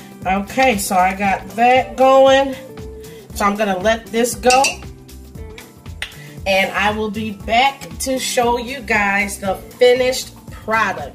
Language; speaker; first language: English; native; English